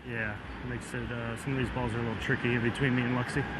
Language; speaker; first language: English; native; English